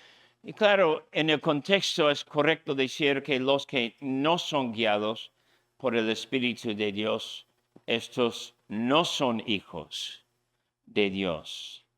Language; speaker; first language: Spanish; non-native, fluent; English